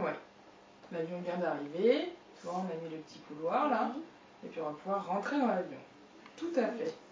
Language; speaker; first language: French; native; French